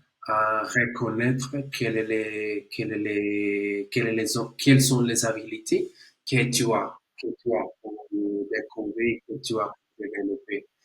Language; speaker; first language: French; non-native, learner; Spanish